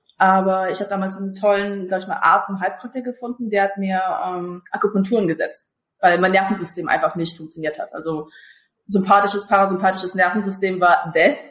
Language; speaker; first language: German; early bilingual, other home language; Russian